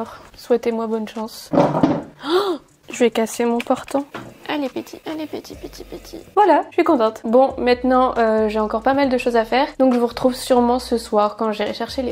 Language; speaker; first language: French; native; French